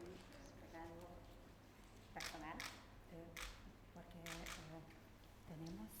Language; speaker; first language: Spanish; non-native, learner; Hungarian